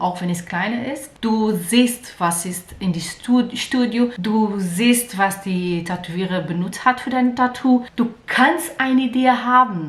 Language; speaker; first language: German; non-native, learner; Portuguese